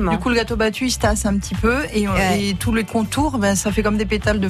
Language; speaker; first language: French; native; French